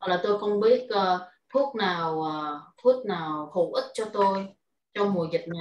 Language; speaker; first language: Vietnamese; native; Vietnamese